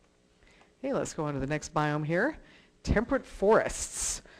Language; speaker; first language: English; native; English